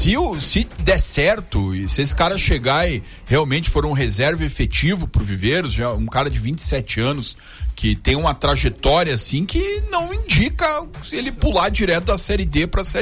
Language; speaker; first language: Portuguese; native; Portuguese